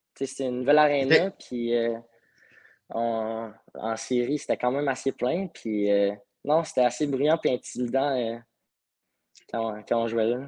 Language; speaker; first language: French; native; French